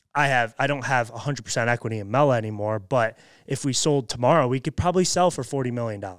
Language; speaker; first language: English; native; English